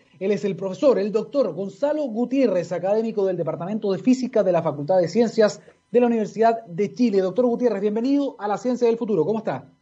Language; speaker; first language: Spanish; native; Spanish